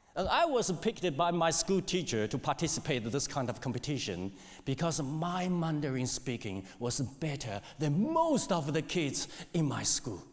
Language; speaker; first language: English; non-native, fluent; Chinese